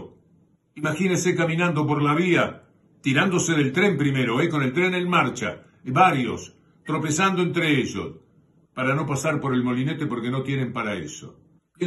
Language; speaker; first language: Spanish; native; Spanish